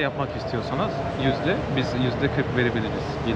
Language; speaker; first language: Turkish; non-native, fluent; Bangla